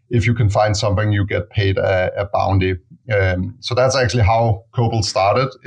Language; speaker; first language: English; non-native, fluent; Danish